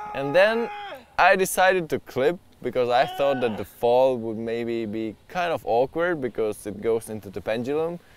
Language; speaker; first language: English; non-native, fluent; Czech